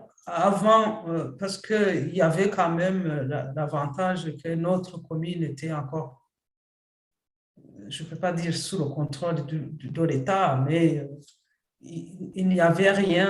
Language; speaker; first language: French; non-native, local second language; Kinyarwanda